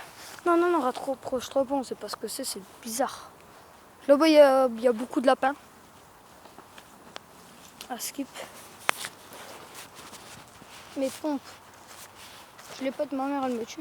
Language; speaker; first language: French; native; French